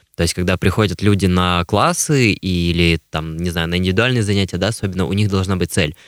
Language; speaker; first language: Russian; native; Russian